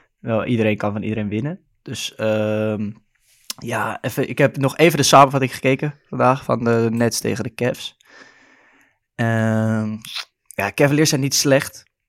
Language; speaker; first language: Dutch; native; Dutch